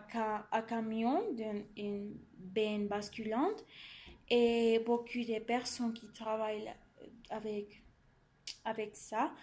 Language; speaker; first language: French; non-native, learner; Spanish